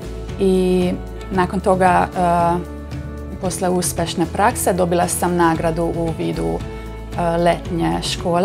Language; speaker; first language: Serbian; non-native, local second language; Hungarian